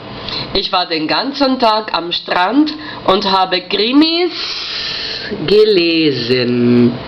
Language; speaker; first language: German; non-native, fluent; Spanish